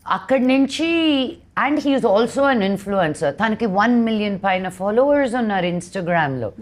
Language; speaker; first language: Telugu; native; Telugu